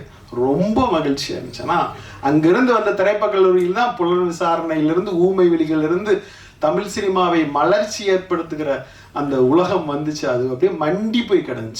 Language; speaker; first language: Tamil; native; Tamil